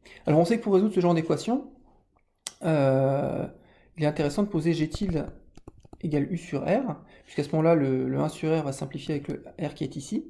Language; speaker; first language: French; native; French